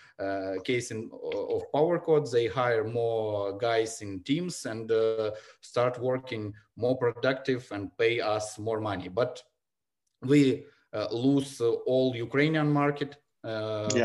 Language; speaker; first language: English; non-native, learner; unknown